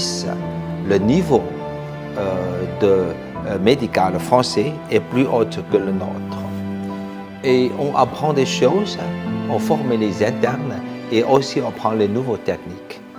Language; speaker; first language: French; non-native, fluent; Chinese